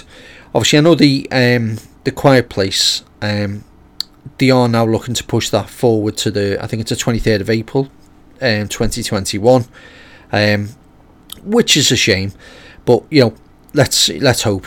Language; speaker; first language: English; native; English